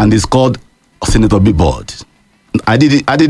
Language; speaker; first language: English; non-native, local second language; Yoruba